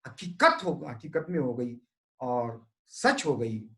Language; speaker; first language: Hindi; non-native, local second language; Marathi